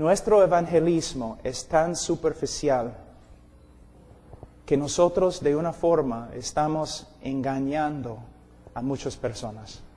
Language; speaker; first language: Spanish; non-native, fluent; English